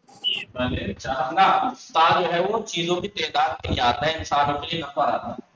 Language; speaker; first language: Urdu; native; Urdu